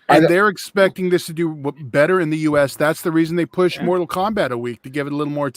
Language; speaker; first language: English; native; English